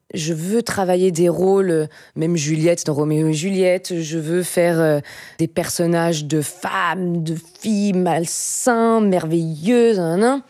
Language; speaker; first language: French; native; French